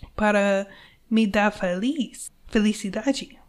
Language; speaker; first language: Portuguese; non-native, fluent; English